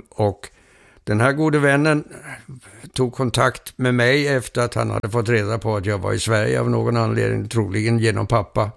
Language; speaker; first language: Swedish; early bilingual, heritage; Swedish